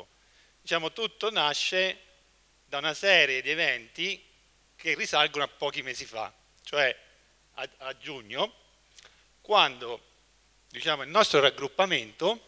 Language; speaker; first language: Italian; native; Italian